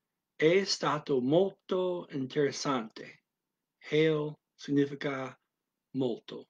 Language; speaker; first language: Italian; non-native, learner; Dutch